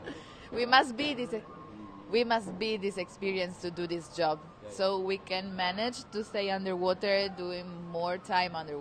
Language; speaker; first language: English; non-native, learner; Italian